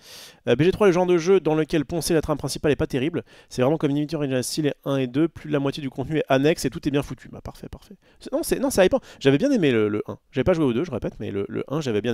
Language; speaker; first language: French; native; French